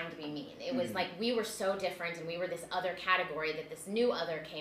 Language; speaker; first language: English; native; English